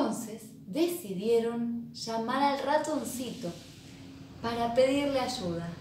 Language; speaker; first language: Spanish; native; Spanish